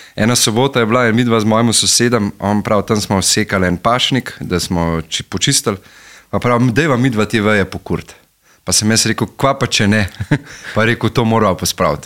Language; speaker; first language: Slovenian; native; Slovenian